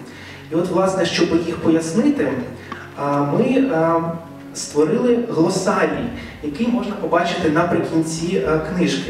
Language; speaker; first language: Ukrainian; native; Ukrainian